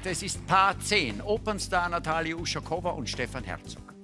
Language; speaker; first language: German; native; German